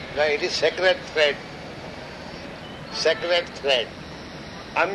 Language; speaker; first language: English; non-native, learner; Japanese